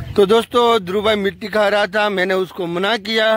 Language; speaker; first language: Hindi; non-native, local second language; Gujarati